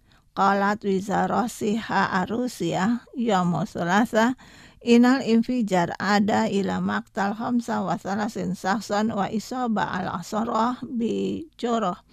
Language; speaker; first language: Arabic; non-native, fluent; Indonesian